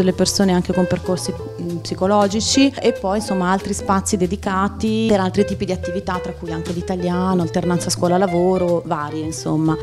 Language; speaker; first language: Italian; native; Italian